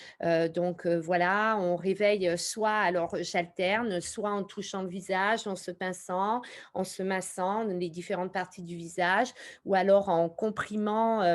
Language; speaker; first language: French; native; French